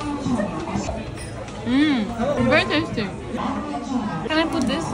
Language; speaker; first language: English; non-native, local second language; Assamese